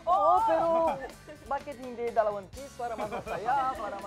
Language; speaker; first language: Filipino; non-native, fluent; Portuguese